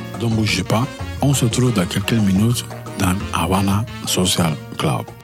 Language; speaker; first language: French; non-native, learner; Spanish